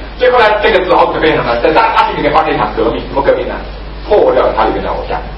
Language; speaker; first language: Chinese; native; Chinese